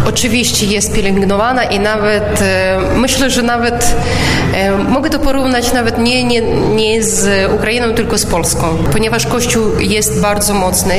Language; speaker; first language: Polish; non-native, local second language; Ukrainian